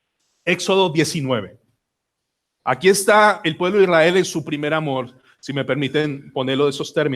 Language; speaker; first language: Spanish; native; Spanish